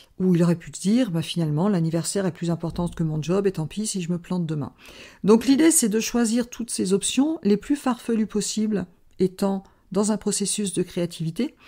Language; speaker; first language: French; native; French